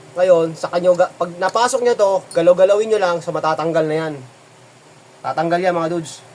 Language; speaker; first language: Filipino; native; Filipino